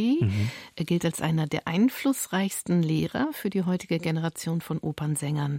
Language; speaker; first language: German; native; German